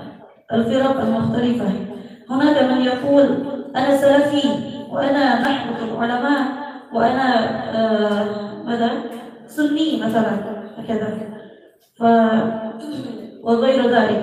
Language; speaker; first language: Arabic; non-native, fluent; Indonesian